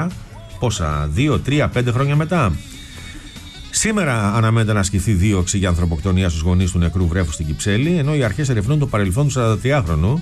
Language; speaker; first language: Greek; native; Greek